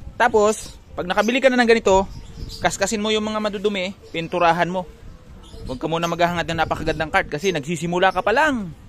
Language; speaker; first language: Filipino; non-native, local second language; Bikol